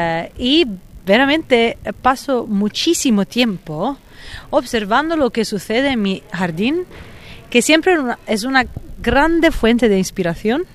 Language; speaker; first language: Spanish; non-native, fluent; Italian